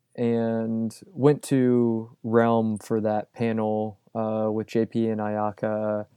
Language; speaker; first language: English; native; English